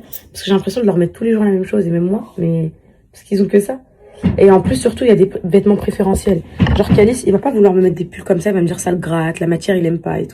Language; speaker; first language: French; native; French